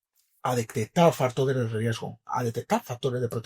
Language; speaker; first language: Spanish; native; Spanish